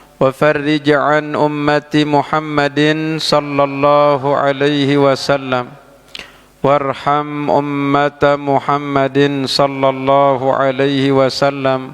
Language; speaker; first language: Arabic; non-native, fluent; Indonesian